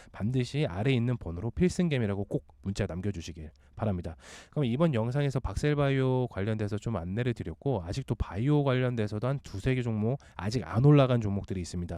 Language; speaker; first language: Korean; native; Korean